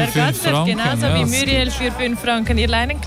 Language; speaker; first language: German; native; German